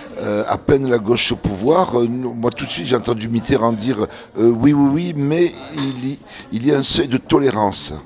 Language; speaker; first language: French; early bilingual, other home language; Kabyle